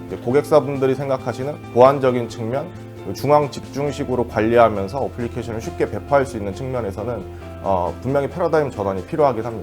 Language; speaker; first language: Korean; native; Korean